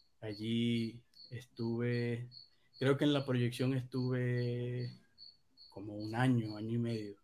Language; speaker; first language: Spanish; native; Spanish